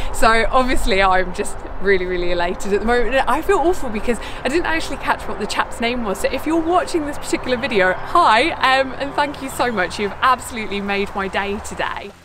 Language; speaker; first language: English; native; English